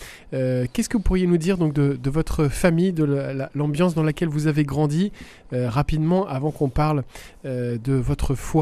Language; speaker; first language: French; native; French